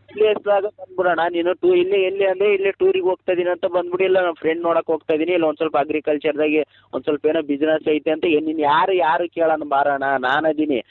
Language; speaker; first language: Kannada; native; Kannada